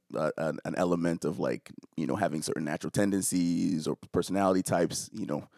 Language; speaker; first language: English; early bilingual, other home language; Akan